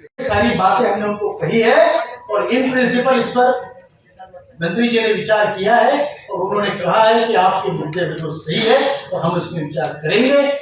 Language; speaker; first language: Hindi; non-native, local second language; Marathi